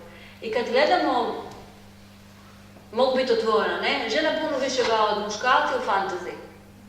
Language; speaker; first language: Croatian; non-native, learner; Hebrew